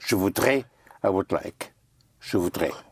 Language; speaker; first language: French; non-native, fluent; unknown